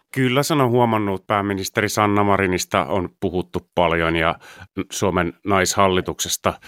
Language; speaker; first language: Finnish; native; Finnish